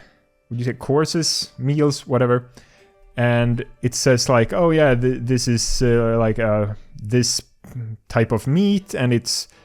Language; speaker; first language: English; non-native, fluent; Swedish